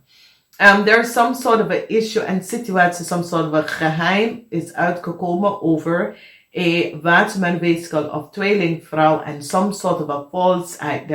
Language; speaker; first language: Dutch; non-native, fluent; English